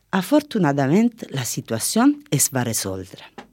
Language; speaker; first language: Catalan; non-native, learner; Italian